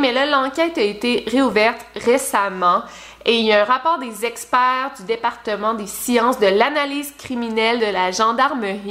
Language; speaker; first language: French; native; French